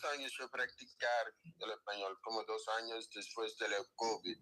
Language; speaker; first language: Spanish; non-native, learner; English